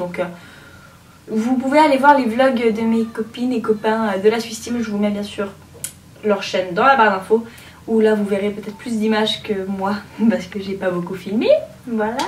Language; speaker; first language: French; native; French